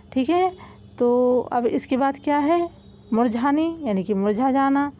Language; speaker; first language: Hindi; native; Hindi